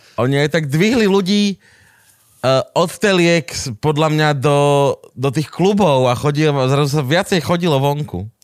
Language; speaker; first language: Slovak; native; Slovak